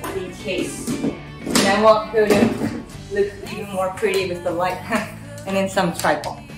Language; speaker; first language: English; non-native, fluent; Japanese